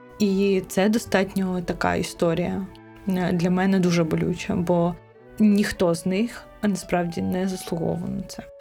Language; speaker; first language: Ukrainian; non-native, local second language; Crimean Tatar